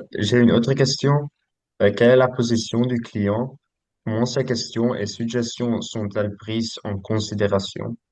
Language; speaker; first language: French; non-native, local second language; Dutch